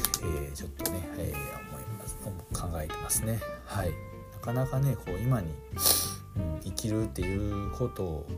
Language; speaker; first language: Japanese; native; Japanese